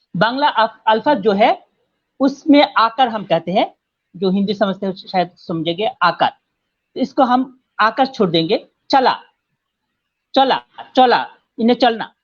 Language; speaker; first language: Urdu; non-native, fluent; Bangla